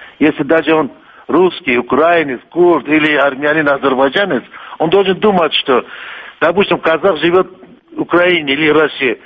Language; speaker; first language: Russian; non-native, local second language; Kurdish